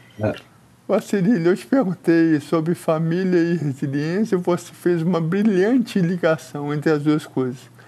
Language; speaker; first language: Portuguese; native; Portuguese